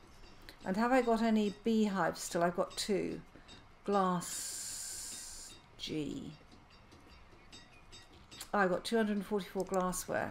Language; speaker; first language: English; native; English